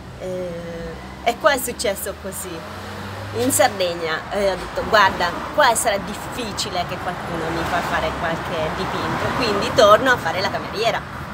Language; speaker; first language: Italian; non-native, fluent; Hungarian